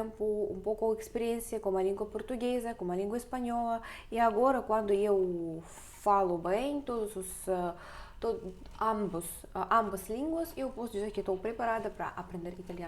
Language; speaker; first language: Portuguese; non-native, fluent; Russian